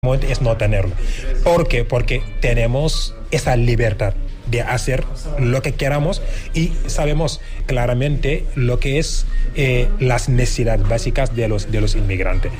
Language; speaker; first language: Spanish; non-native, fluent; Wolof